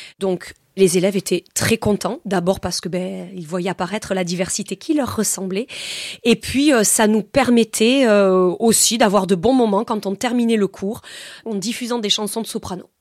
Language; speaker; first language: French; native; French